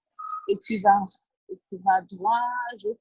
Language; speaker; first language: French; non-native, learner; Portuguese